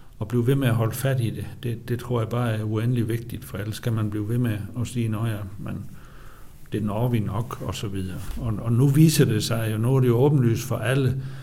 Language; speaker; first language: Danish; native; Danish